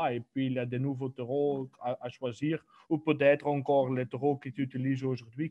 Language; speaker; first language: French; non-native, local second language; Dutch